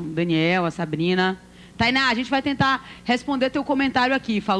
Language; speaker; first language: Portuguese; native; Portuguese